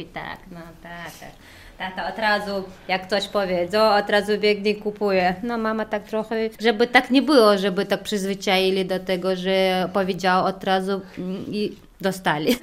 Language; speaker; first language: Polish; non-native, learner; Chechen